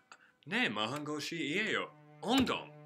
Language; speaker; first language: Korean; non-native, learner; English